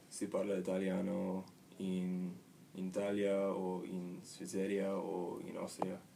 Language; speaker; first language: Italian; non-native, learner; English